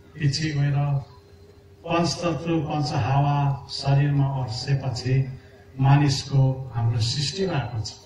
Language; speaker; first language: Nepali; non-native, local second language; Limbu